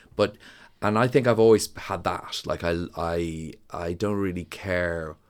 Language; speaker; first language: English; native; English